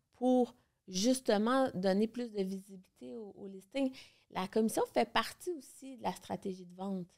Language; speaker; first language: French; native; French